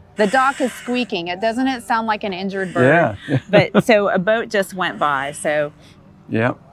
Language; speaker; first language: English; native; English